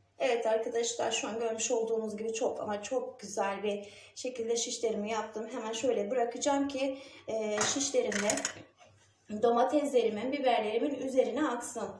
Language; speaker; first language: Turkish; native; Turkish